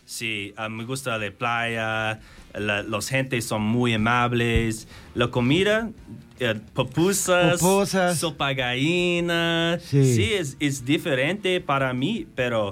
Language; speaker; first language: Spanish; non-native, learner; Italian